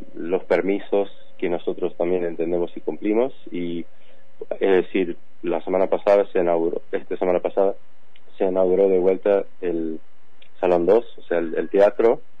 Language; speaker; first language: Spanish; non-native, fluent; English